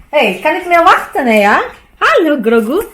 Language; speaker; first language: Dutch; non-native, fluent; Indonesian